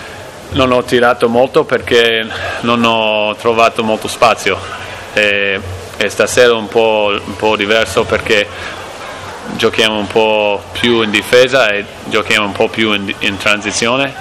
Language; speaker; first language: Italian; non-native, learner; English